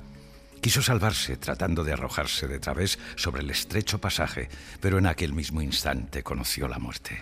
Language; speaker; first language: Spanish; native; Spanish